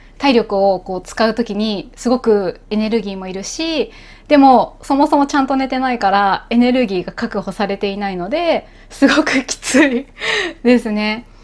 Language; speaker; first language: Japanese; native; Japanese